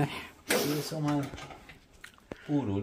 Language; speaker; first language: Swedish; non-native, fluent; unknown